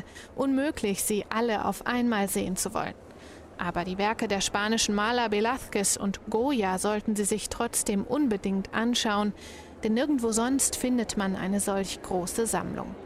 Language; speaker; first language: German; native; German